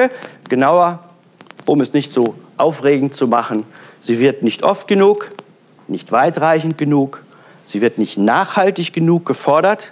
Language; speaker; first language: German; native; German